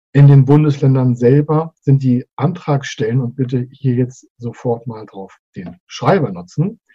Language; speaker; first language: German; native; German